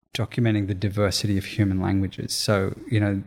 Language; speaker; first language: English; native; English